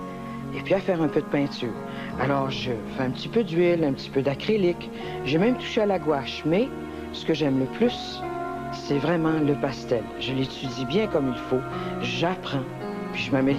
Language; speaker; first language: French; native; French